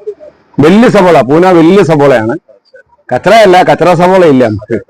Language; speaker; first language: Malayalam; non-native, learner; Assamese